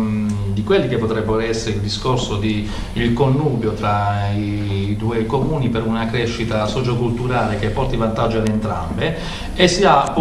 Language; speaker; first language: Italian; native; Italian